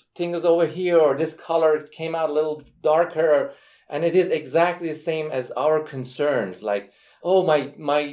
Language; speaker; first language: English; non-native, fluent; Persian